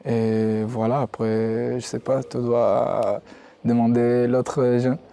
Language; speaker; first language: French; non-native, learner; Hebrew